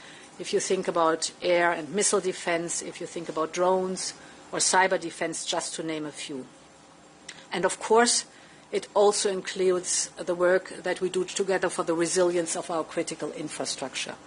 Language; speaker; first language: English; non-native, fluent; German